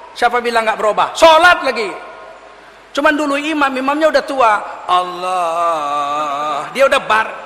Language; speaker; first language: Indonesian; native; Indonesian